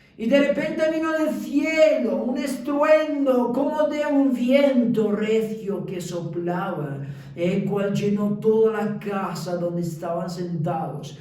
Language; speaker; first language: Spanish; early bilingual, other home language; Romanian